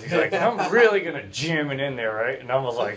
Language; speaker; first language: English; native; English